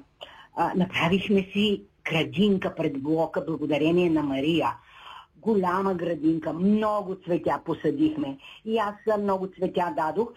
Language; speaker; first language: Bulgarian; native; Bulgarian